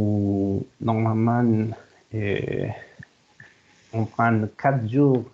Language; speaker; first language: French; non-native, learner; Spanish